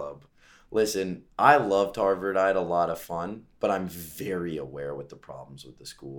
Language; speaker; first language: English; native; English